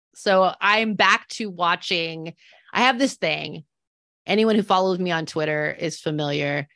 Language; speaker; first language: English; native; English